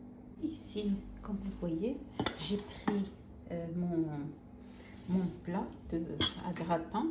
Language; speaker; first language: French; non-native, local second language; Arabic